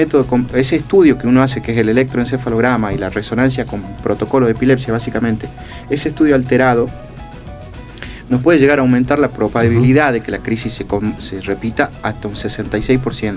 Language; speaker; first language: Spanish; native; Spanish